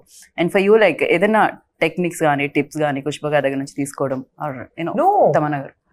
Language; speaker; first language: Telugu; native; Telugu